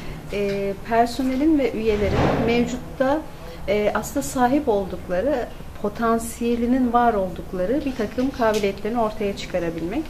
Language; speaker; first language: Turkish; native; Turkish